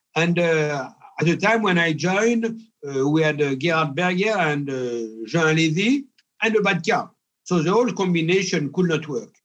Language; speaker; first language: English; non-native, fluent; French